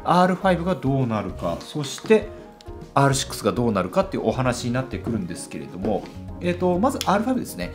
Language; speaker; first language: Japanese; native; Japanese